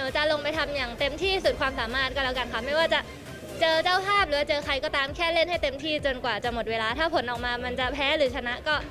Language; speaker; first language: Thai; native; Thai